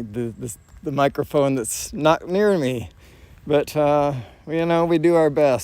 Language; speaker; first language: English; native; English